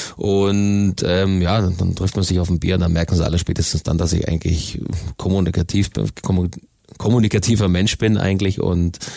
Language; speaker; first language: German; native; German